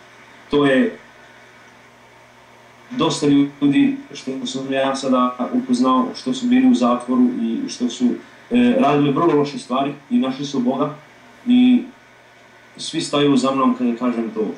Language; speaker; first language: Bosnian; early bilingual, heritage; English